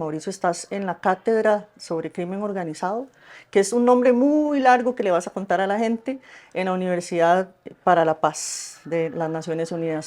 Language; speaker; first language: Spanish; native; Spanish